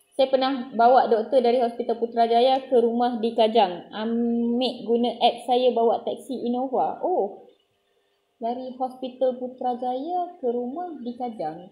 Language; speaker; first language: Malay; non-native, local second language; Tamil